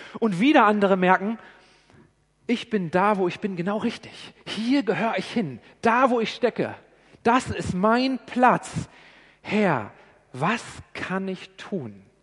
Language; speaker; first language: German; native; German